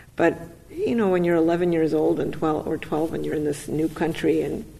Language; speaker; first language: English; non-native, fluent; Russian